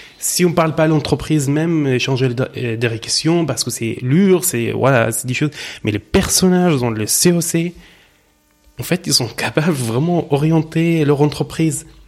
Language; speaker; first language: French; non-native, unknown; Arabic